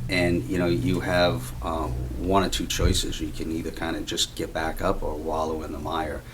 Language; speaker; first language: English; native; English